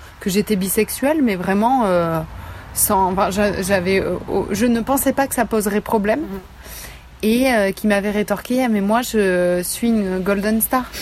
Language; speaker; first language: French; native; French